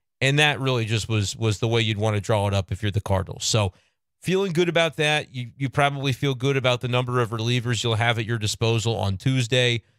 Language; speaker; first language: English; native; English